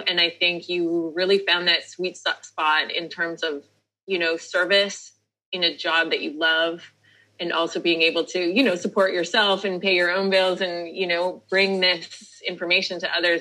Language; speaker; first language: English; native; English